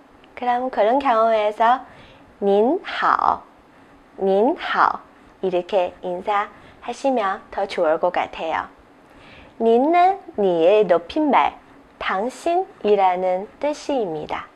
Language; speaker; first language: Korean; non-native, fluent; Chinese